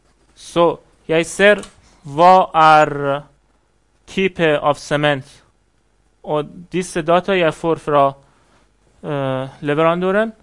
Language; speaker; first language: Norwegian; non-native, fluent; Persian